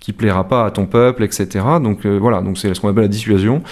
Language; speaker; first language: French; native; French